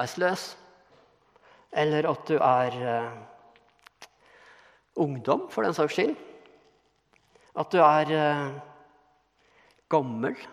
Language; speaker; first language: Norwegian; native; Norwegian